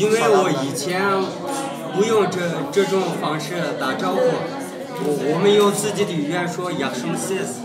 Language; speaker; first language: Chinese; non-native, local second language; Uyghur